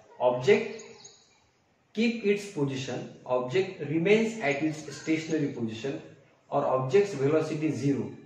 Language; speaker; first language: English; non-native, local second language; Marathi